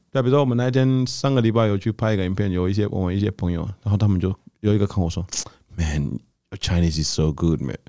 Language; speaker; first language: Chinese; non-native, fluent; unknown